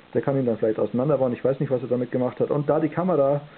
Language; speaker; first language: German; native; German